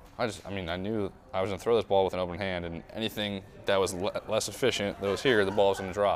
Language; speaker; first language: English; native; English